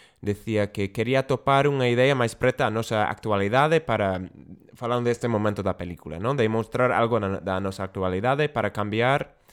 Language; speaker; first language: Galician; non-native, fluent; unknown